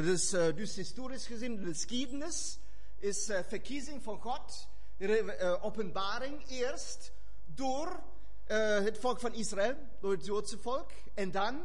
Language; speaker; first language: Dutch; non-native, fluent; German